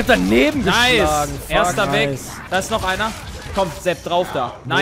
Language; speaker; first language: German; native; German